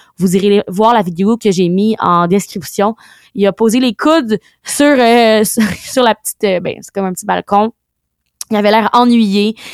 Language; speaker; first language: French; native; French